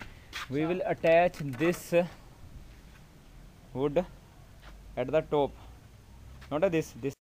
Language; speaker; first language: English; non-native, local second language; Hindi